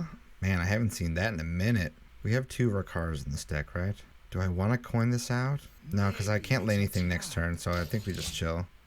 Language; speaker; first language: English; native; English